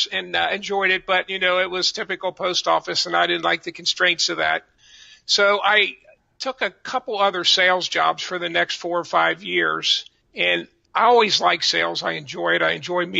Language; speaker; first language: English; native; English